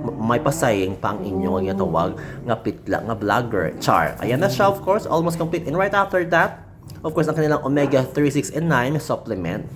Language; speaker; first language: Filipino; non-native, local second language; Hiligaynon